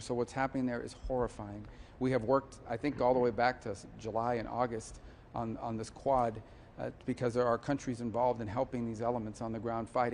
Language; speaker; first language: English; native; English